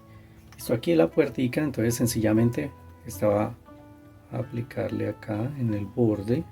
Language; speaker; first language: Spanish; native; Spanish